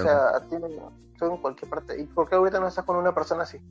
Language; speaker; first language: Spanish; native; Spanish